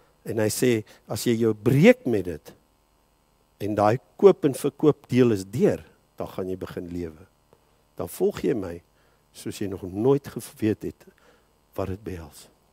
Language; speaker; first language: Afrikaans; early bilingual, heritage; Afrikaans